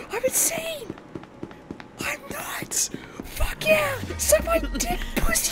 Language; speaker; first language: English; native; English